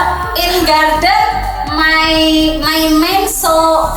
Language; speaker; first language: English; non-native, learner; Indonesian